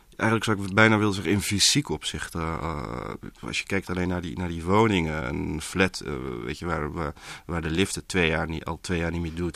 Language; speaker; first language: Dutch; early bilingual, other home language; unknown